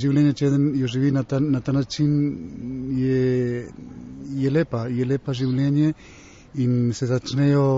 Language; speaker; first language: Slovenian; early bilingual, heritage; Slovenian